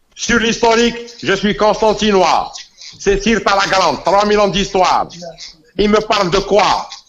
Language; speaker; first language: French; non-native, local second language; Arabic